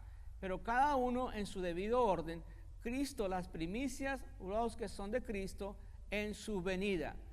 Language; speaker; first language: Spanish; native; Spanish